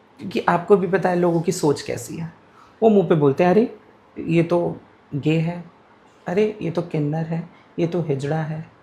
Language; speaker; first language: Hindi; non-native, local second language; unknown